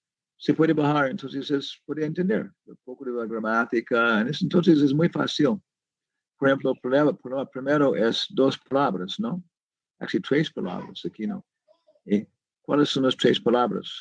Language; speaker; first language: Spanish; non-native, learner; English